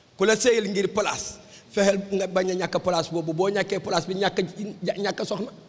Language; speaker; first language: Wolof; native; Wolof